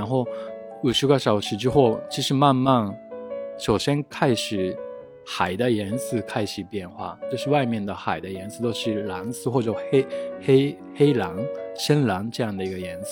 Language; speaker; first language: Chinese; non-native, fluent; Japanese